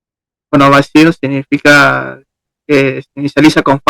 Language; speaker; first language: Spanish; native; Spanish